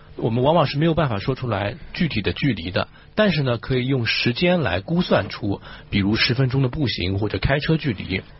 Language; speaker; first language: Chinese; native; Chinese